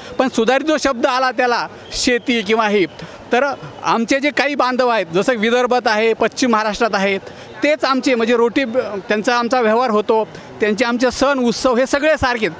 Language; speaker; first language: Marathi; native; Marathi